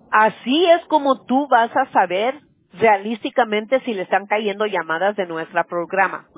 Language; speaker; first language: Spanish; early bilingual, other home language; English